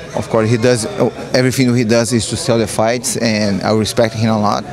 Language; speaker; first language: English; non-native, learner; Portuguese